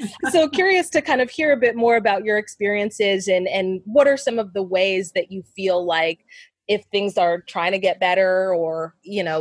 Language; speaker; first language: English; native; English